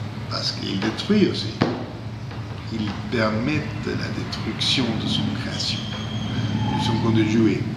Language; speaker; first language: French; non-native, fluent; Spanish